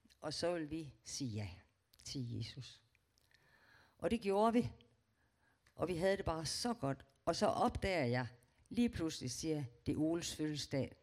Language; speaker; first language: Danish; native; Danish